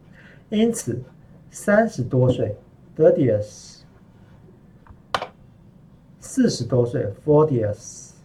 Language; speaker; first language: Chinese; non-native, fluent; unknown